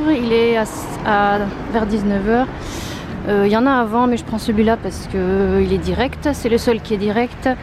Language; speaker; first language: French; native; French